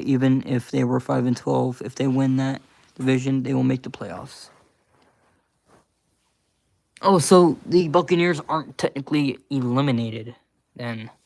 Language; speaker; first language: English; native; English